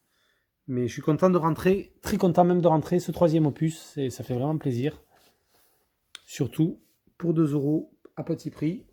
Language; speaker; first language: French; native; French